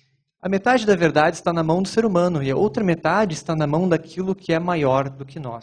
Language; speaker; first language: Portuguese; native; Portuguese